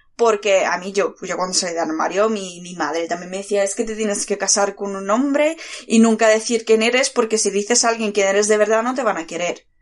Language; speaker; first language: Spanish; early bilingual, other home language; Bulgarian